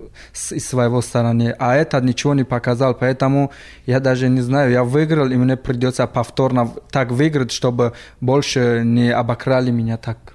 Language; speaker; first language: Russian; non-native, fluent; Tajik